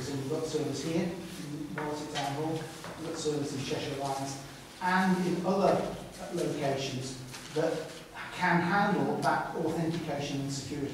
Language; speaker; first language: English; native; English